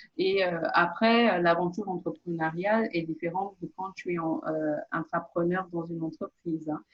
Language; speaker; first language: French; non-native, local second language; Portuguese